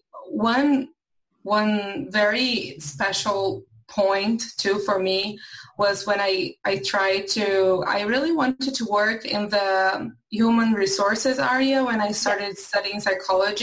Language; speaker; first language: English; non-native, fluent; Portuguese